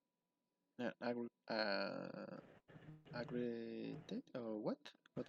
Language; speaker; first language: English; non-native, learner; Spanish